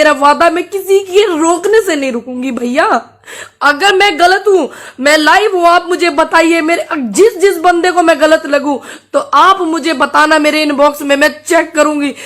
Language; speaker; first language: Hindi; native; Hindi